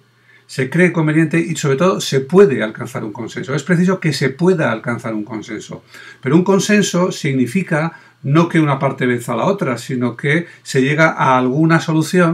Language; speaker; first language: Spanish; native; Spanish